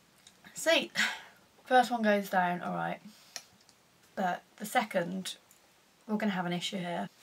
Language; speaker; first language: English; native; English